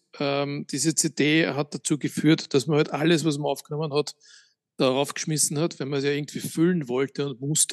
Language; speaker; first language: German; native; German